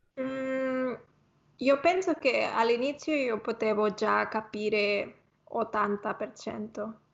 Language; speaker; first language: Italian; non-native, fluent; Spanish